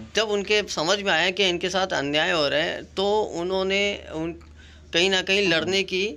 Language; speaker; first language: Hindi; non-native, local second language; Urdu